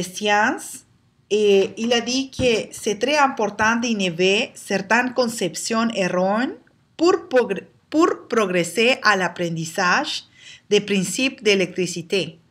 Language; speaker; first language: French; non-native, learner; Spanish